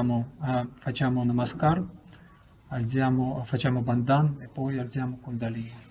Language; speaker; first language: Italian; non-native, learner; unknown